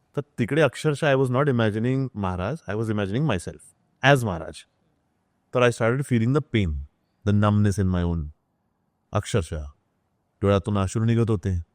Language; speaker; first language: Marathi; non-native, local second language; Hindi